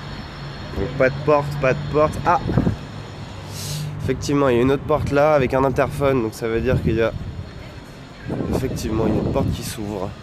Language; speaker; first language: French; native; French